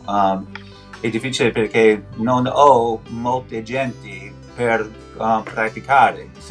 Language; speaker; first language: Italian; non-native, learner; English